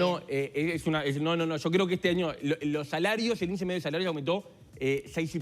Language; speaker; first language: Spanish; native; Spanish